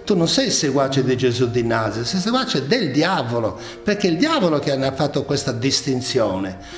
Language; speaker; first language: Italian; native; Italian